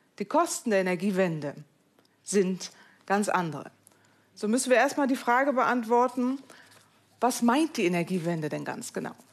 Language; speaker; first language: German; native; German